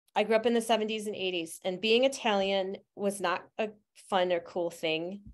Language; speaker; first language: English; native; English